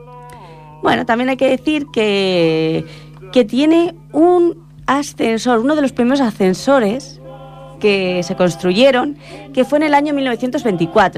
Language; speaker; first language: Spanish; native; Spanish